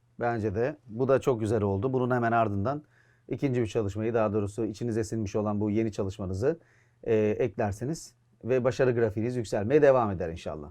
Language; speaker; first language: Turkish; native; Turkish